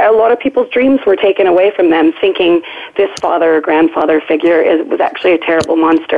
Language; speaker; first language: English; native; English